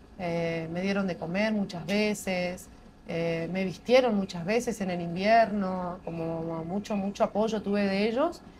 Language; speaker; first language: Spanish; native; Spanish